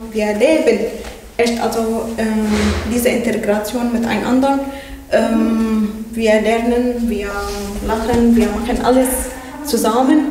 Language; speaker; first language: German; non-native, learner; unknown